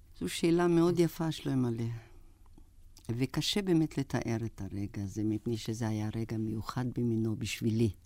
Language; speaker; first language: Hebrew; non-native, fluent; German